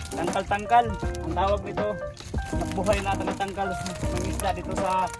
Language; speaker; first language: Filipino; non-native, local second language; Masbatenyo